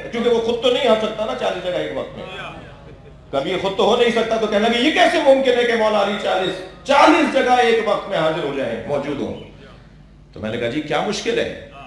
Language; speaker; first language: Urdu; native; Urdu